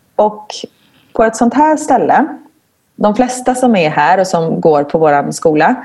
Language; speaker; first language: Swedish; native; Swedish